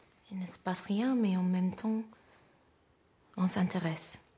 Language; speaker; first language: French; non-native, fluent; English